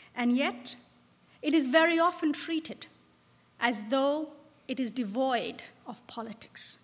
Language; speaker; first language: English; non-native, local second language; Bangla